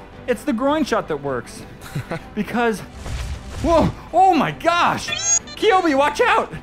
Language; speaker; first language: English; native; English